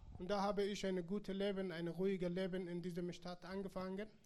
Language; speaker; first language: German; non-native, learner; Persian